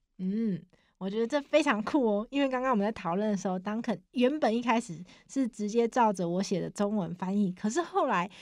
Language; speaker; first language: Chinese; native; Chinese